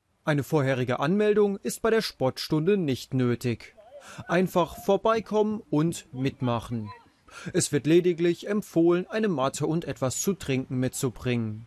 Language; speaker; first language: German; native; German